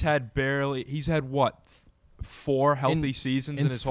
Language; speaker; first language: English; native; English